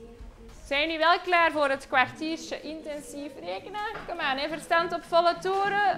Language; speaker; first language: Dutch; native; Dutch